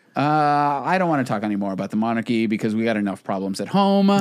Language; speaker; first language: English; native; English